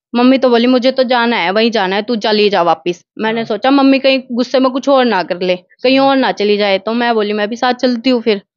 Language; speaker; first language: Hindi; non-native, local second language; Haryanvi